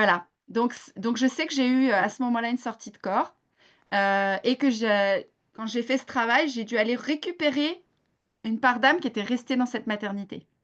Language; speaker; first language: French; native; French